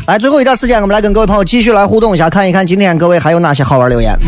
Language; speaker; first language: Chinese; native; Chinese